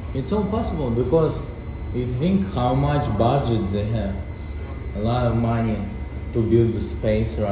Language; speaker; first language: English; non-native, fluent; Russian